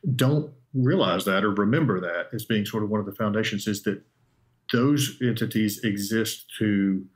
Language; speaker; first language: English; native; English